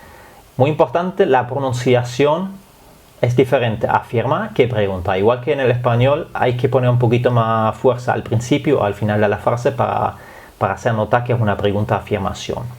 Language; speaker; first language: Spanish; non-native, fluent; German